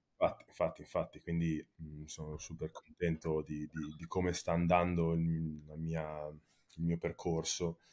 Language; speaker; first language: Italian; early bilingual, heritage; Italian